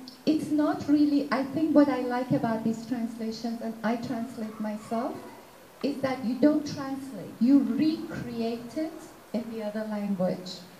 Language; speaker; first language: English; native; English